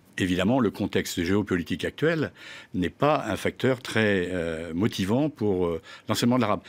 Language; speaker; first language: French; native; French